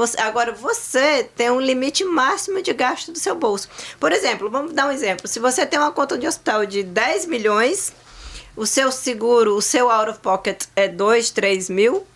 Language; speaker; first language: Portuguese; native; Portuguese